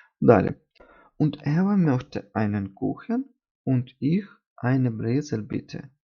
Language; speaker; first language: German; non-native, fluent; Ukrainian